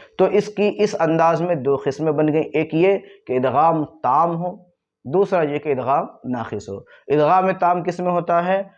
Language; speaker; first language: Urdu; native; Urdu